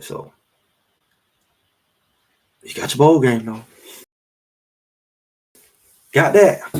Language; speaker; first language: English; native; English